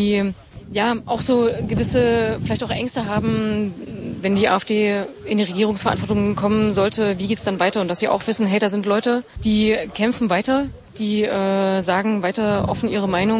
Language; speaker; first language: German; native; German